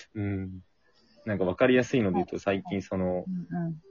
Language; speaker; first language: Japanese; native; Japanese